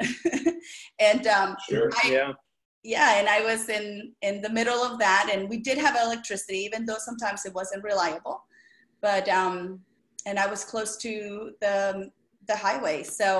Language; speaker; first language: English; non-native, fluent; Spanish